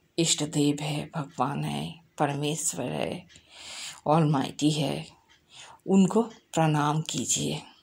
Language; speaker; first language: Hindi; non-native, local second language; Bangla